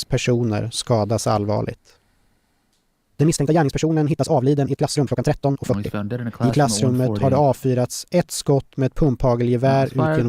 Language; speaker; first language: Swedish; native; Swedish